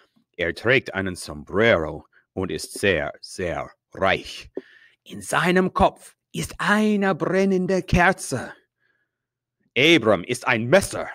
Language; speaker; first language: German; non-native, fluent; English